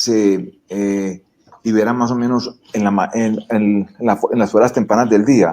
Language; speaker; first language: Spanish; native; Spanish